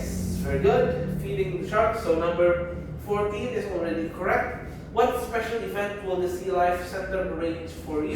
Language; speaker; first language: English; non-native, fluent; Indonesian